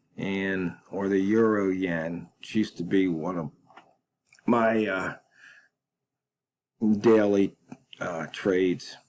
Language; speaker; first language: English; native; English